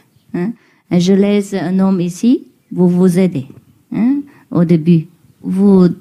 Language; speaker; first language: French; non-native, learner; Vietnamese